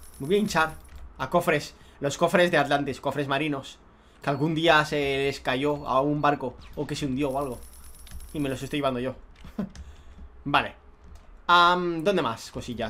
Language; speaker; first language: Spanish; native; Spanish